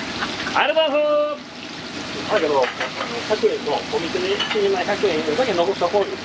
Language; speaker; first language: Japanese; native; Japanese